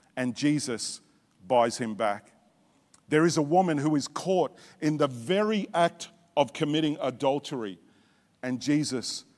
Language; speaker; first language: English; native; English